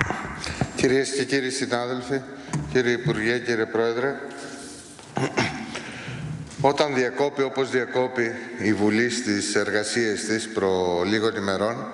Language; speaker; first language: Greek; native; Greek